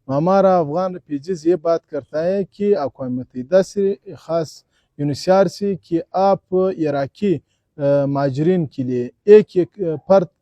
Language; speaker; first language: Hindi; non-native, fluent; Pashto